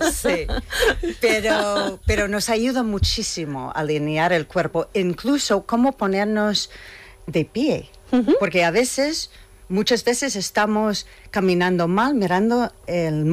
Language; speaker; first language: Spanish; non-native, fluent; English